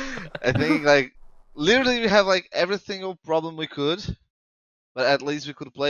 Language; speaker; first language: English; non-native, fluent; Portuguese